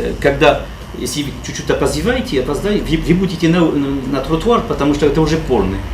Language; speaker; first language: Russian; non-native, learner; French